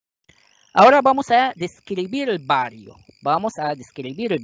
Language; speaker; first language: Spanish; non-native, fluent; Arabic